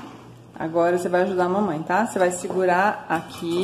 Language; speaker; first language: Portuguese; native; Portuguese